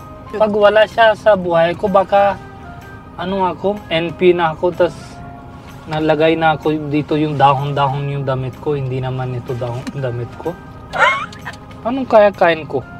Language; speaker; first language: Filipino; non-native, learner; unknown